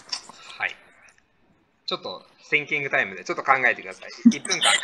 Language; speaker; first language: Japanese; native; Japanese